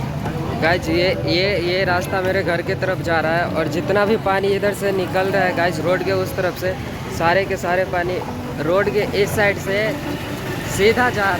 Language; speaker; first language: Hindi; non-native, local second language; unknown